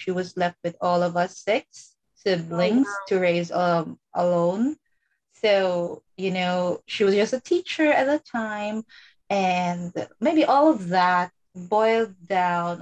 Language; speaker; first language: English; non-native, local second language; Iloko